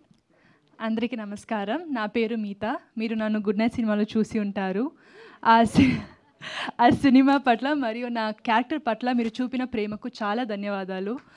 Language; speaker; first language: Telugu; non-native, learner; Tamil